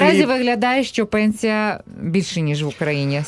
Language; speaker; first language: Ukrainian; native; Ukrainian